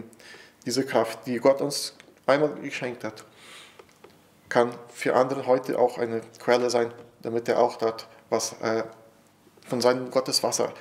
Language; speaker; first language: German; non-native, fluent; Portuguese